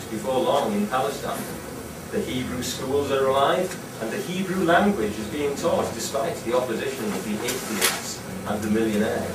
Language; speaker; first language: English; native; English